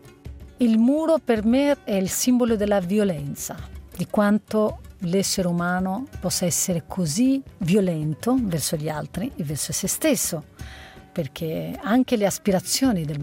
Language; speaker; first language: Italian; non-native, fluent; Arabic